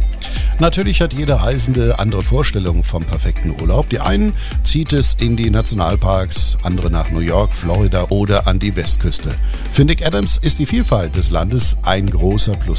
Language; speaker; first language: German; native; German